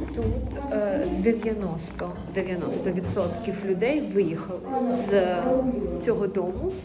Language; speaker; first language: Ukrainian; non-native, local second language; Russian